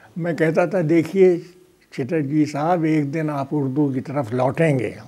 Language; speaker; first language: Urdu; native; Urdu